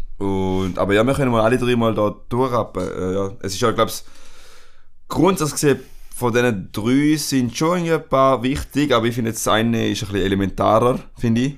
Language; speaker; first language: German; non-native, fluent; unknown